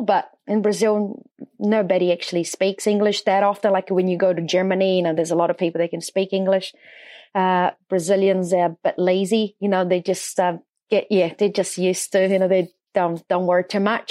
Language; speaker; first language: English; non-native, fluent; Portuguese